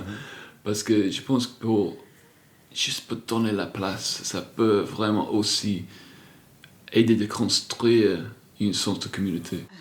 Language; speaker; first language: French; non-native, fluent; English